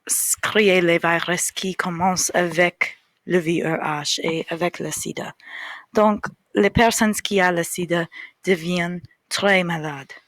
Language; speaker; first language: French; non-native, learner; English